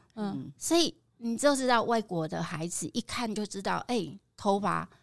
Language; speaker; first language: Chinese; non-native, fluent; Khmer